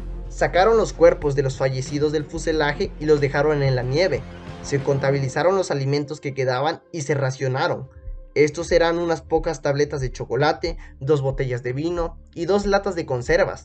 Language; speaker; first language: Spanish; native; Spanish